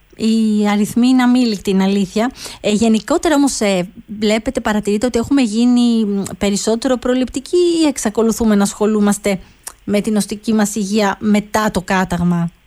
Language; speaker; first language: Greek; native; Greek